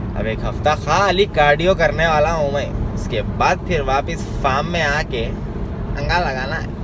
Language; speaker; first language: Hindi; native; Hindi